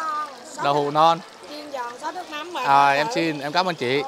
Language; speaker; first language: Vietnamese; native; Vietnamese